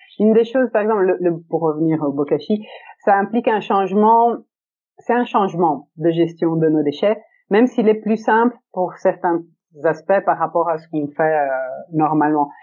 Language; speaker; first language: French; early bilingual, other home language; Italian